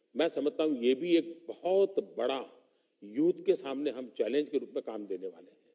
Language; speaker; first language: Hindi; non-native, local second language; Gujarati